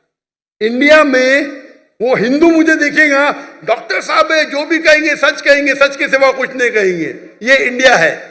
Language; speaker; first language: Hindi; non-native, local second language; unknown